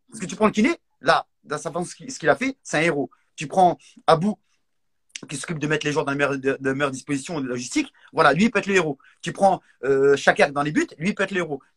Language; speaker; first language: French; non-native, local second language; Arabic